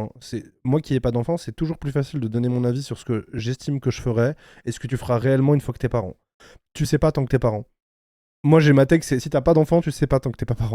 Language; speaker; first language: French; native; French